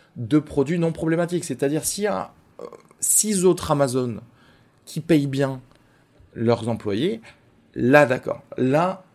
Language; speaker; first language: French; native; French